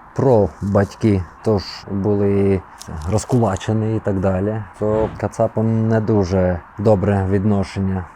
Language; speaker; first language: Ukrainian; non-native, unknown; Latvian